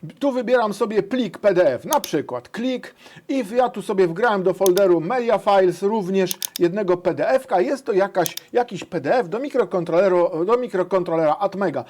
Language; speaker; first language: Polish; native; Polish